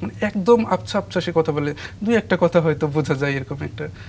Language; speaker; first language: Bangla; non-native, local second language; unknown